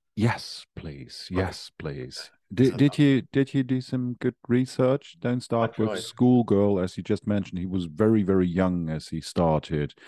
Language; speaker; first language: English; non-native, fluent; German